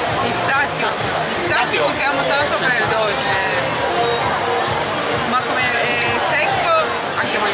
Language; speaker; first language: Italian; non-native, learner; Turkish